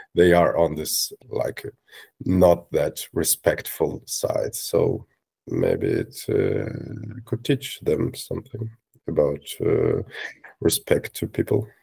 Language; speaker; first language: English; non-native, fluent; Russian